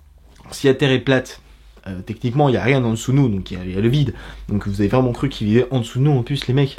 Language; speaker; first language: French; native; French